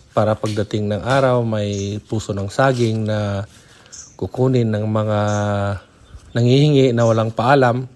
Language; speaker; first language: Filipino; non-native, local second language; Iloko